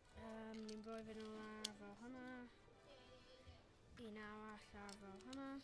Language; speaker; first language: Welsh; non-native, local second language; English